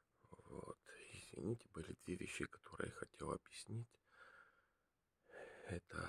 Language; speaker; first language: Russian; non-native, learner; Bulgarian